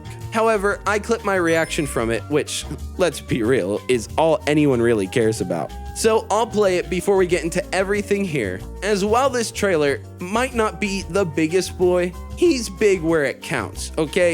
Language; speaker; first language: English; native; English